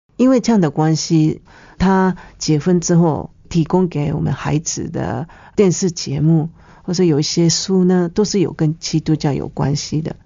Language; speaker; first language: Chinese; non-native, fluent; Japanese